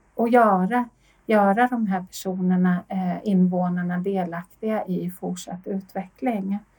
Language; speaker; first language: Swedish; native; Swedish